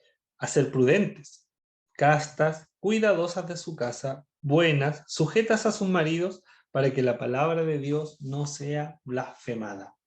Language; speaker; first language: Spanish; native; Spanish